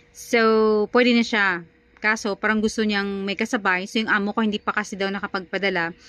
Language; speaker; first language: Filipino; non-native, local second language; Hiligaynon